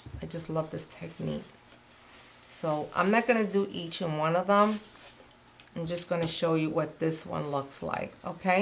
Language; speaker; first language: English; non-native, fluent; Spanish